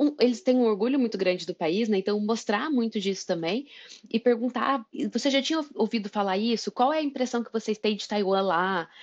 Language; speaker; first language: Portuguese; native; Portuguese